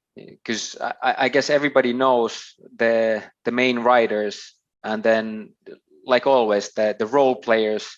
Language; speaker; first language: English; non-native, fluent; Finnish